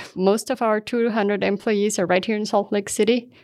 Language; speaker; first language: English; non-native, fluent; German